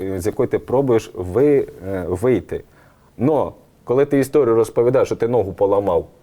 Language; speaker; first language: Ukrainian; native; Ukrainian